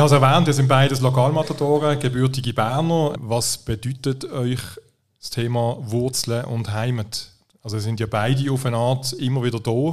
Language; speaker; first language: German; native; German